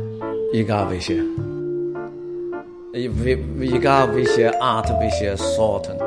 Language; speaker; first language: German; non-native, learner; Chinese